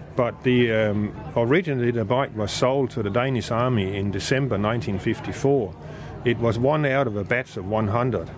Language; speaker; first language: English; non-native, fluent; Danish